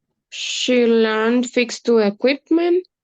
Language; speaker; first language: English; non-native, learner; Spanish